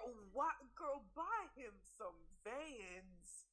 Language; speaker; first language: English; native; English